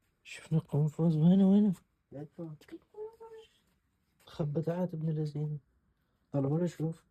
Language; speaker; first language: Arabic; native; Arabic